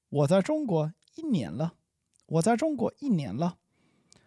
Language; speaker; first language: Chinese; non-native, learner; English